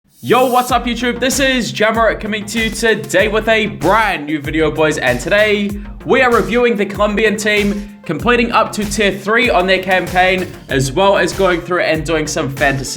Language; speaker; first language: English; native; English